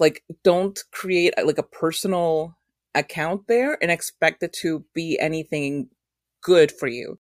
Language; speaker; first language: English; native; English